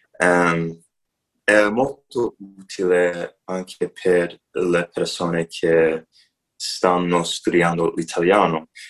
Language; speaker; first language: Italian; non-native, learner; English